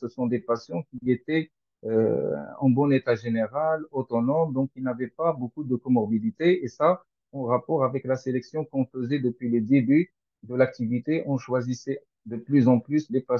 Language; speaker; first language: French; non-native, local second language; Arabic